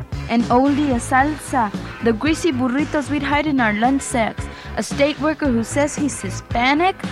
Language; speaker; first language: English; early bilingual, other home language; Spanish